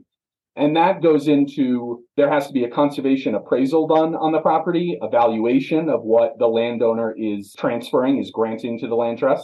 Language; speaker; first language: English; native; English